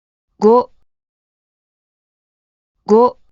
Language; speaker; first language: Japanese; native; Japanese